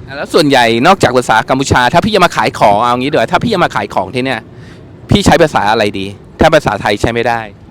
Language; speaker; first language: Thai; native; Thai